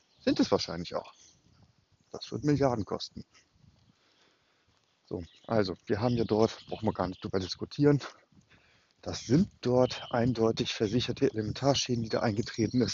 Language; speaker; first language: German; native; German